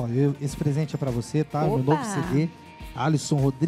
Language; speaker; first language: Portuguese; native; Portuguese